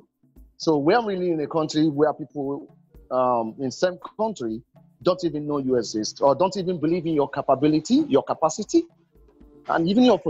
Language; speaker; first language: English; non-native, local second language; Igbo